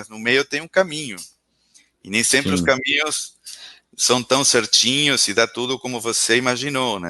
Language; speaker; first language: Portuguese; non-native, fluent; Spanish